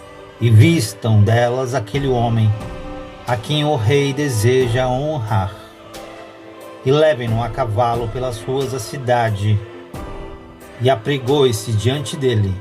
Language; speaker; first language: Portuguese; native; Portuguese